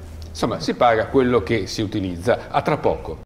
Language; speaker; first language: Italian; native; Italian